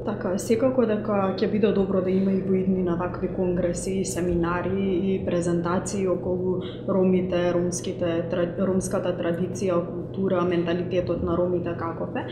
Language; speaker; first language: Macedonian; native; Macedonian